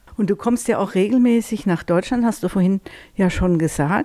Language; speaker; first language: German; native; German